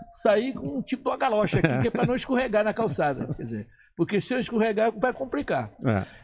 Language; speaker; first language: Portuguese; native; Portuguese